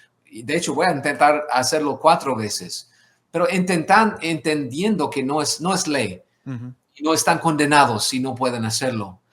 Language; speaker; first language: Spanish; non-native, fluent; English